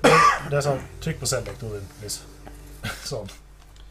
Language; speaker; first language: Norwegian; native; Norwegian